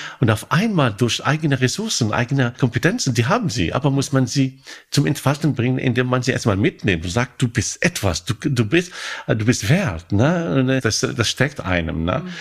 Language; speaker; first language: German; non-native, fluent; Arabic